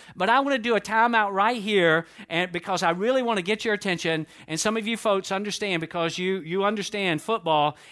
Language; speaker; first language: English; native; English